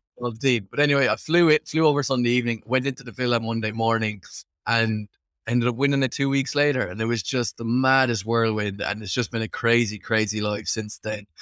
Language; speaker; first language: English; native; English